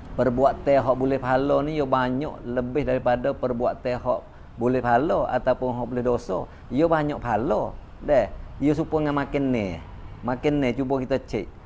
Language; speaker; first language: Malay; native; Malay